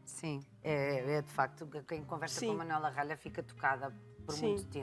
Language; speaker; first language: Portuguese; native; Portuguese